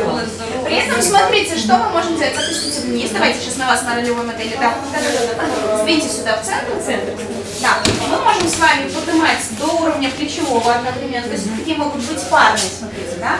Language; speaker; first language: Russian; native; Russian